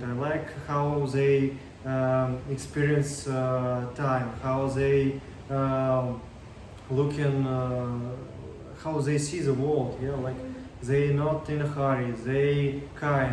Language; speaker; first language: English; non-native, learner; Russian